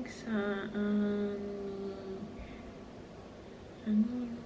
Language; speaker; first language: Korean; non-native, learner; English